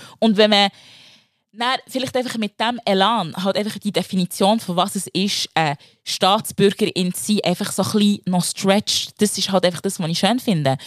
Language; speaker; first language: German; early bilingual, other home language; Lingala